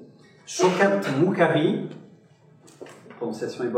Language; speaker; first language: French; native; French